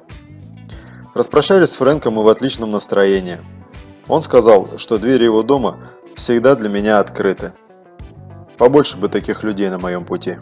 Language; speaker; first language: Russian; native; Russian